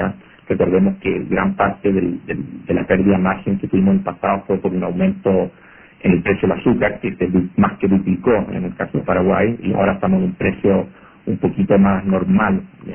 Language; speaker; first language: Spanish; native; Spanish